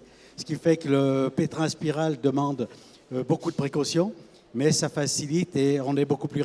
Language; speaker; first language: French; native; French